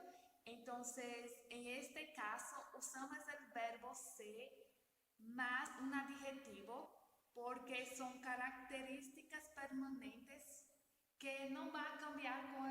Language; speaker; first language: Spanish; non-native, learner; Portuguese